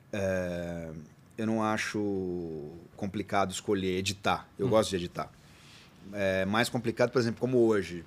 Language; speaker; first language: Portuguese; native; Portuguese